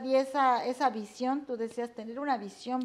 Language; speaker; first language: Spanish; native; Spanish